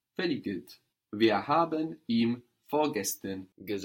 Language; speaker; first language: German; non-native, fluent; English